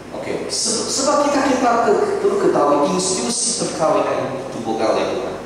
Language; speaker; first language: Malay; non-native, local second language; Chinese